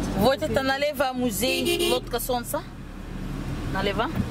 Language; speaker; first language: Russian; non-native, learner; Arabic